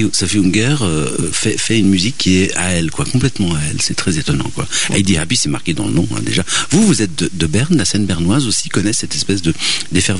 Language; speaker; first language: French; native; French